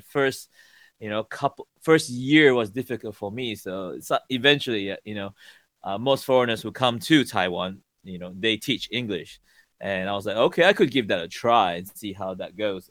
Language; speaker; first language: English; native; English